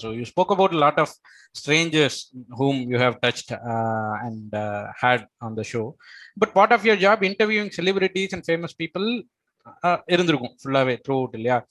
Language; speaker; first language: English; non-native, local second language; Tamil